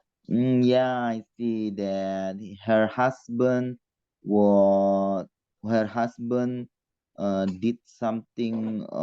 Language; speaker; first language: English; non-native, learner; Indonesian